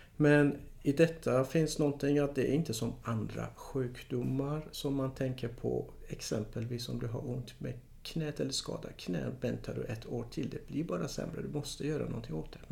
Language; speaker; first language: Swedish; non-native, fluent; Persian